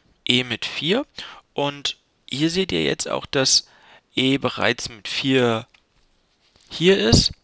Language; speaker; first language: German; native; German